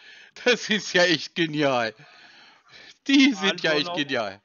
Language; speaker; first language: German; native; German